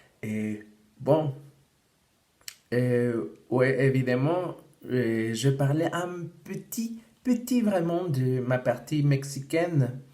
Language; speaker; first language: French; non-native, fluent; Spanish